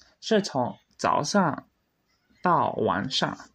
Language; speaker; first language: Chinese; non-native, learner; Indonesian